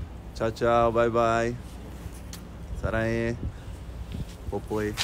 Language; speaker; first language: Portuguese; native; Portuguese